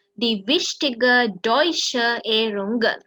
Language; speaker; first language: German; non-native, learner; Sinhala